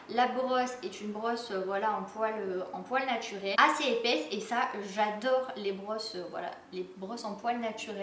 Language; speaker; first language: French; native; French